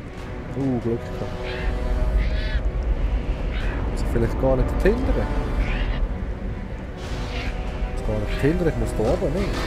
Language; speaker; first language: German; native; German